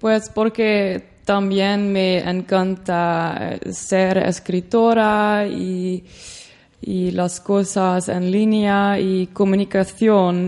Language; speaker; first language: Spanish; non-native, learner; Dutch